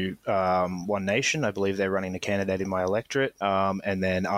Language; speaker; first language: English; native; English